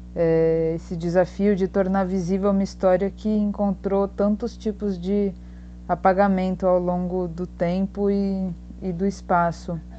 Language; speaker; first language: Portuguese; native; Portuguese